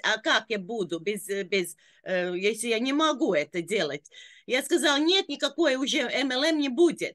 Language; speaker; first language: Russian; non-native, local second language; Latvian